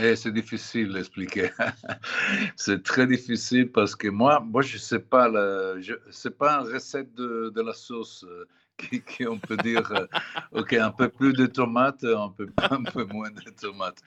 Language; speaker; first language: French; non-native, fluent; Italian